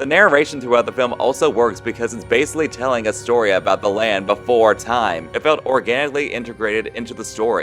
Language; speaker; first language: English; native; English